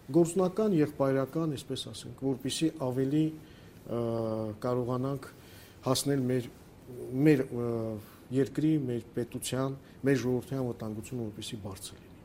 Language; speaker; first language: Armenian; native; Armenian